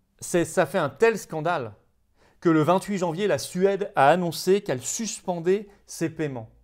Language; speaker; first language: French; native; French